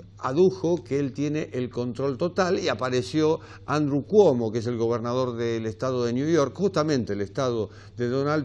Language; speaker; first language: Spanish; native; Spanish